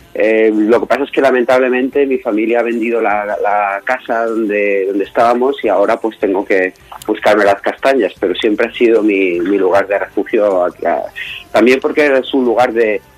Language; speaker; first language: Spanish; native; Spanish